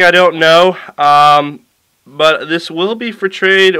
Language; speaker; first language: English; native; English